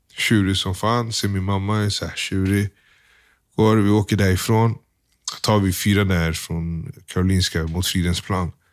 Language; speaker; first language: Swedish; early bilingual, other home language; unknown